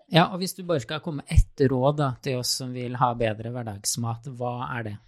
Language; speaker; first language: Norwegian; native; Norwegian